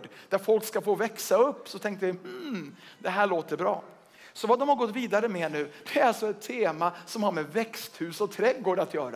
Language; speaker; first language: Swedish; native; Swedish